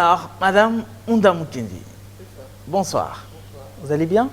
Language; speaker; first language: French; non-native, local second language; Lingala